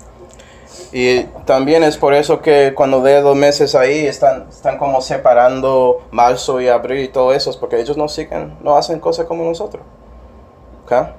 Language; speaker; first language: Spanish; non-native, fluent; English